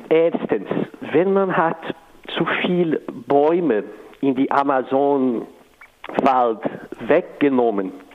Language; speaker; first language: German; non-native, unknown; Portuguese